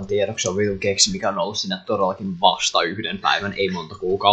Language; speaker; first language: Finnish; native; Finnish